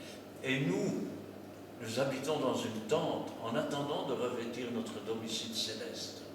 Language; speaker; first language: French; native; French